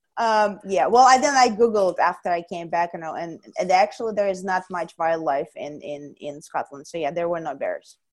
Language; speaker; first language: English; non-native, fluent; Russian